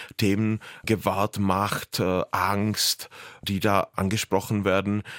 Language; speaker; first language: German; non-native, fluent; Czech